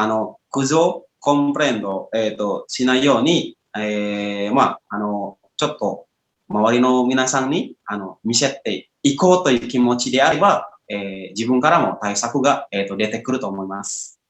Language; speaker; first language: Japanese; non-native, fluent; Indonesian